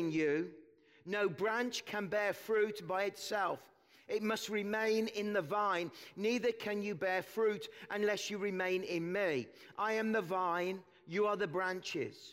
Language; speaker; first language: English; native; English